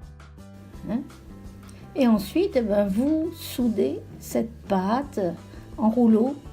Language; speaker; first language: French; native; French